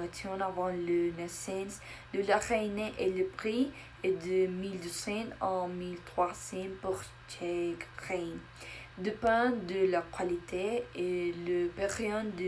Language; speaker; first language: French; non-native, learner; Spanish